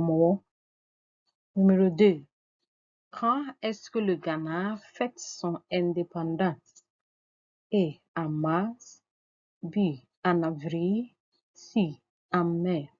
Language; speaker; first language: French; non-native, fluent; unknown